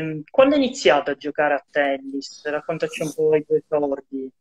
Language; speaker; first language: Italian; native; Italian